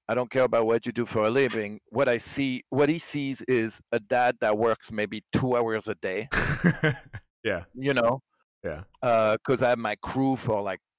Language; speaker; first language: English; non-native, fluent; French